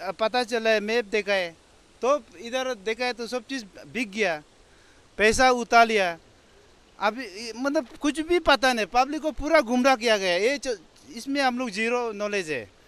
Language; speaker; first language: Hindi; non-native, local second language; Adi